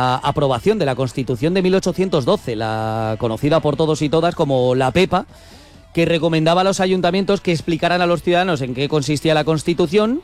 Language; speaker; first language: Spanish; native; Spanish